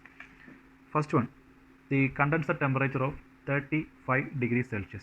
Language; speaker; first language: Malayalam; native; Malayalam